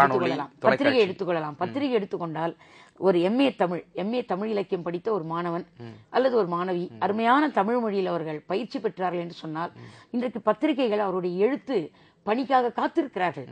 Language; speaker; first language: Tamil; native; Tamil